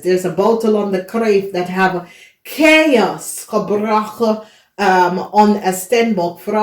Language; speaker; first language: Dutch; non-native, learner; English